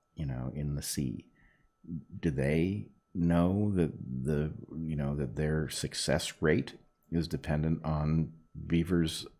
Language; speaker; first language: English; native; English